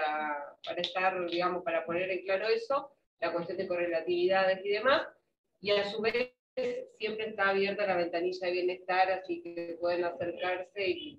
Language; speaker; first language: Spanish; native; Spanish